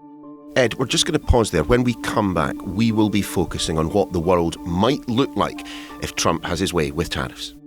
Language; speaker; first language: English; native; English